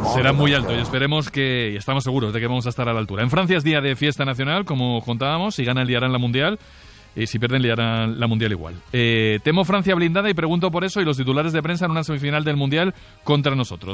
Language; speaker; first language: Spanish; native; Spanish